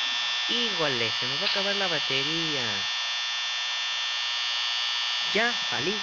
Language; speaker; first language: Spanish; native; Spanish